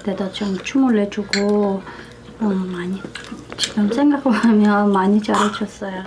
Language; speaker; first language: Korean; non-native, learner; Kyrgyz